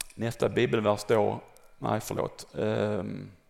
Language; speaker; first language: Swedish; native; Swedish